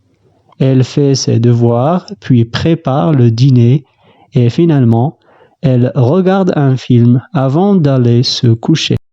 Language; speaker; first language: French; non-native, fluent; Arabic